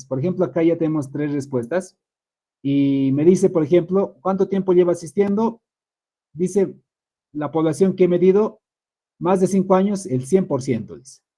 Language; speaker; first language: Spanish; native; Spanish